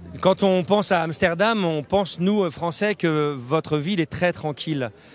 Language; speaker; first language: French; native; French